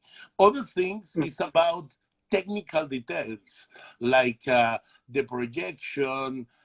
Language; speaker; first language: English; non-native, learner; Spanish